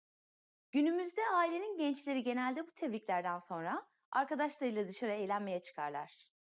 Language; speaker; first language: Turkish; native; Turkish